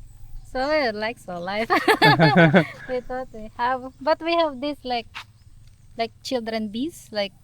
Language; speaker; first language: English; non-native, local second language; Filipino